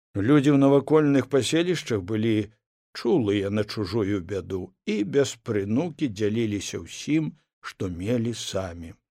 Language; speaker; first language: Belarusian; native; Belarusian